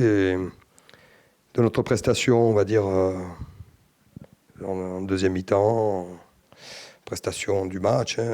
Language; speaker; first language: French; native; French